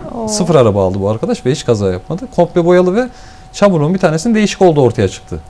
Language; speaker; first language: Turkish; native; Turkish